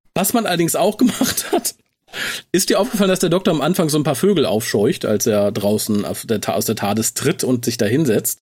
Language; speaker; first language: German; native; German